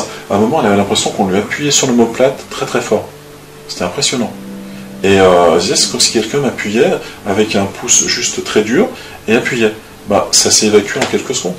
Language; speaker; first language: French; native; French